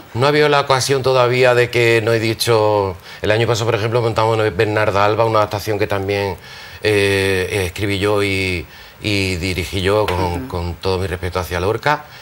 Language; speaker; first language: Spanish; native; Spanish